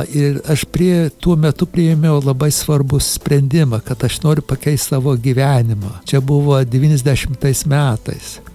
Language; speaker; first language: Lithuanian; early bilingual, heritage; Lithuanian